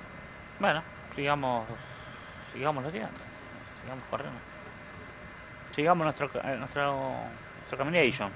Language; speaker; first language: Spanish; native; Spanish